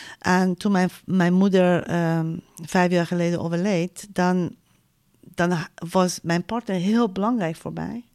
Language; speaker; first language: Dutch; non-native, fluent; Persian